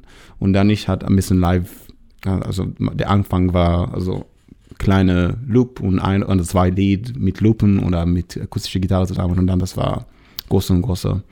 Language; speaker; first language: German; non-native, learner; Hebrew